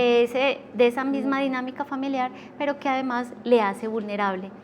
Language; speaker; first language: Spanish; native; Spanish